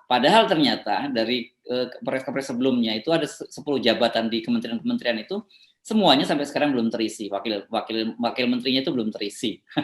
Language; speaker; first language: Indonesian; native; Indonesian